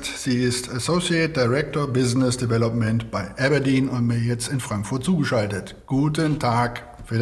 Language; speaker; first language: German; native; German